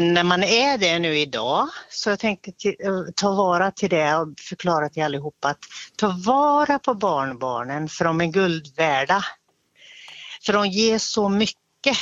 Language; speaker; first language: Swedish; native; Swedish